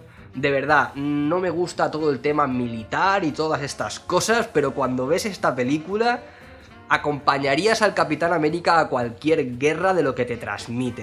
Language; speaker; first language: Spanish; native; Spanish